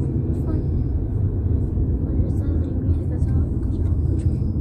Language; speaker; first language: Arabic; native; Arabic